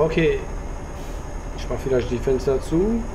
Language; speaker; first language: German; non-native, learner; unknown